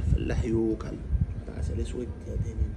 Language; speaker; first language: Arabic; native; Arabic